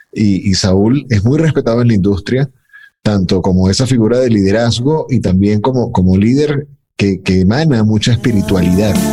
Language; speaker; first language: Spanish; native; Spanish